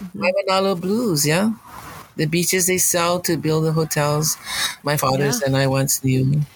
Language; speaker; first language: English; native; English